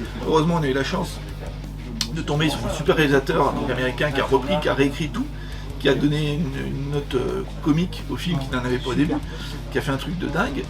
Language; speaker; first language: French; native; French